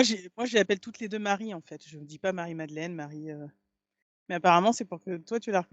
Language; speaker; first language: French; native; French